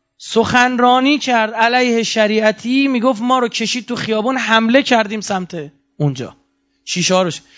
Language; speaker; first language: Persian; native; Persian